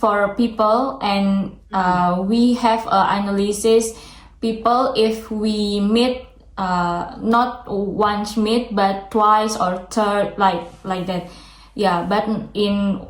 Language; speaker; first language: English; non-native, learner; Indonesian